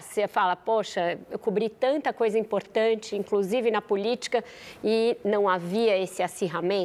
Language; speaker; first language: Portuguese; native; Portuguese